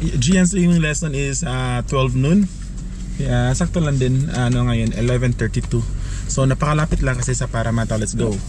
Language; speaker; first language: Filipino; non-native, local second language; Cebuano